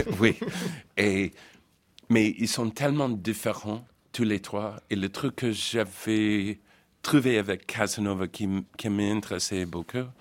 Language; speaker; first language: French; non-native, fluent; English